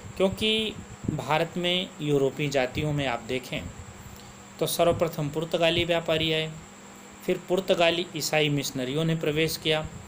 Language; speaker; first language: Hindi; native; Hindi